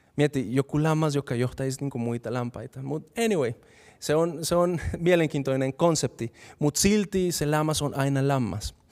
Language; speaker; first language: Finnish; non-native, fluent; Spanish